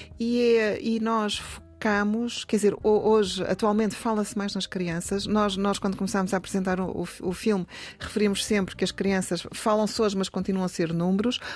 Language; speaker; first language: Portuguese; native; Portuguese